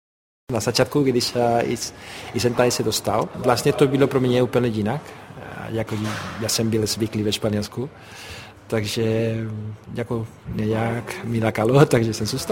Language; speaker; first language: Czech; non-native, fluent; Spanish